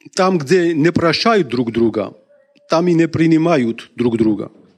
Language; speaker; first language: Russian; non-native, local second language; Georgian